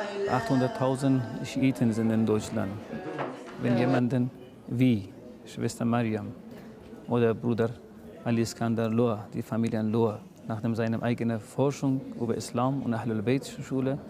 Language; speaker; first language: German; non-native, learner; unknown